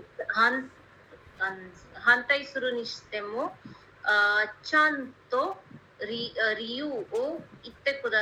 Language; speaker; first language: Japanese; non-native, learner; Hindi